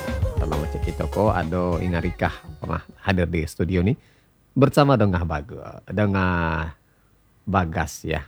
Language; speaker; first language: Indonesian; non-native, local second language; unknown